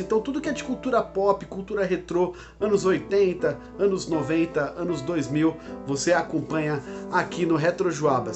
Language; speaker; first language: Portuguese; native; Portuguese